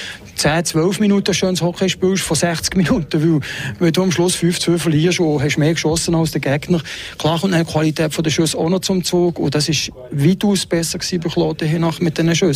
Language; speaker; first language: German; native; German